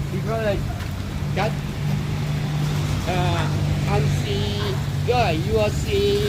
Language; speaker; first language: English; non-native, learner; Thai